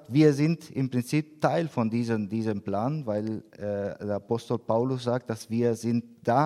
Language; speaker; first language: German; non-native, learner; Spanish